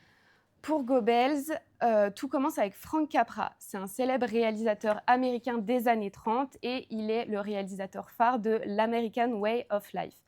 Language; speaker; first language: French; native; French